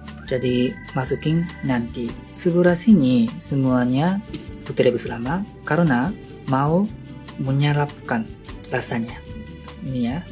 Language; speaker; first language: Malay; non-native, learner; Japanese